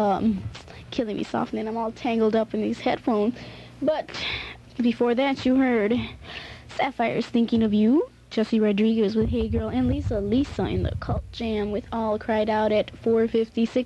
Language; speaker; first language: English; native; English